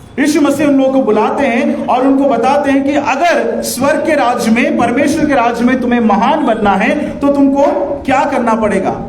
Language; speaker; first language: Hindi; non-native, local second language; Marathi